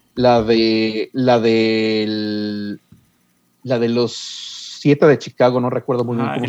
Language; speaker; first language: Spanish; early bilingual, heritage; Spanish